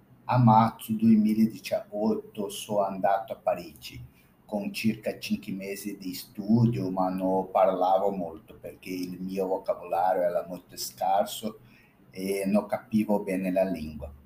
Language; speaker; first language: Italian; non-native, fluent; Portuguese